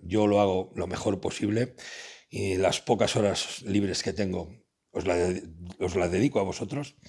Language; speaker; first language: Spanish; native; Spanish